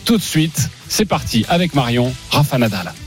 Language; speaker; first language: French; native; French